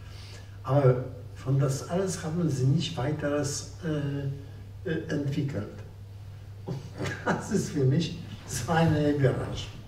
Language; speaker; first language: German; non-native, fluent; Polish